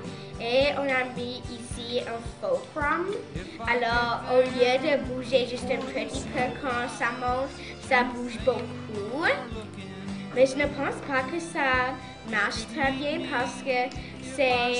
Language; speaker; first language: French; non-native, learner; English